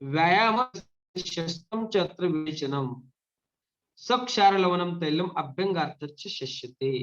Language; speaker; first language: Hindi; non-native, local second language; Marathi